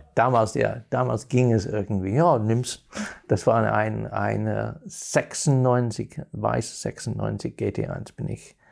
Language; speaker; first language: German; non-native, fluent; English